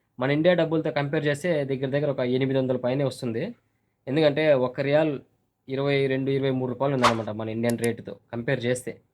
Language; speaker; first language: Telugu; non-native, local second language; Urdu